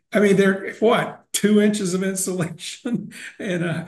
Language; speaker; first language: English; native; English